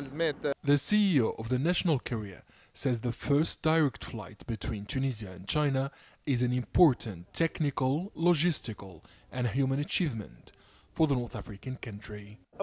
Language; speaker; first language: English; non-native, fluent; Arabic